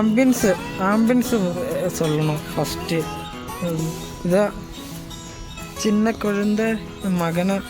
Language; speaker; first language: Tamil; non-native, learner; Malayalam